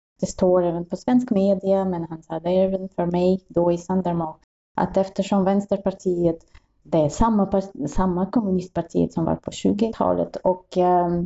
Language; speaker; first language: Swedish; non-native, fluent; Russian